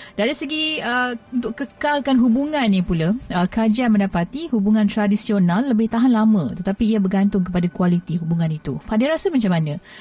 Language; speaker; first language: Malay; native; Malay